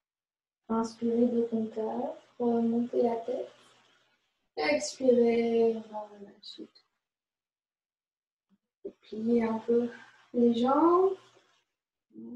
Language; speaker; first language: French; native; French